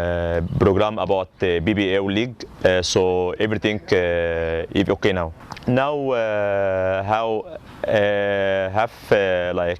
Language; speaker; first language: English; non-native, learner; Arabic